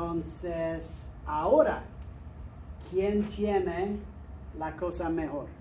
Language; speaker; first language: Spanish; non-native, fluent; English